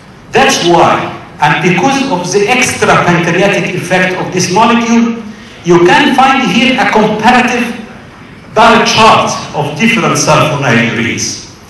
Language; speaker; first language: English; non-native, fluent; Arabic